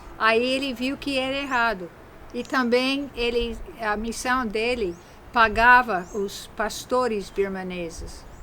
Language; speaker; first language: Portuguese; non-native, fluent; English